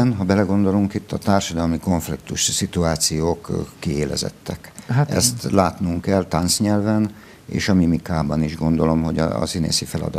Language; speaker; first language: Hungarian; native; Hungarian